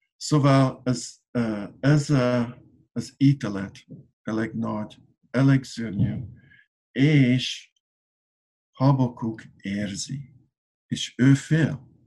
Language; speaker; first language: Hungarian; non-native, learner; English